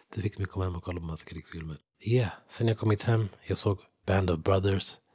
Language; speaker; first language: Swedish; early bilingual, other home language; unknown